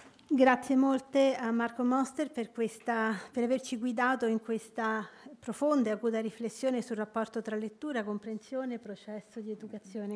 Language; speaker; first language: Italian; native; Italian